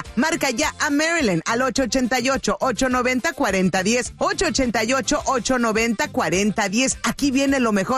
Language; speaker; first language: Spanish; native; Spanish